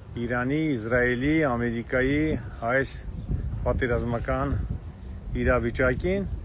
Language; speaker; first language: Armenian; native; Armenian